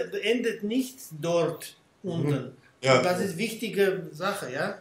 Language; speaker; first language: German; non-native, fluent; Armenian